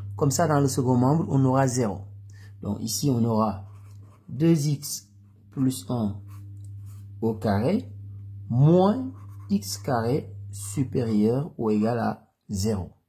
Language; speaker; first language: French; native; French